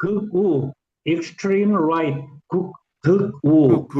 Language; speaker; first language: English; non-native, learner; Korean